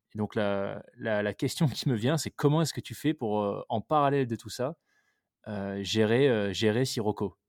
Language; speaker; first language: French; native; French